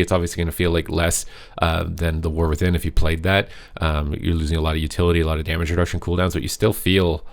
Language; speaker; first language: English; native; English